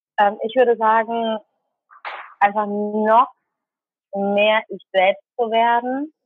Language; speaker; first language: German; early bilingual, other home language; Tamil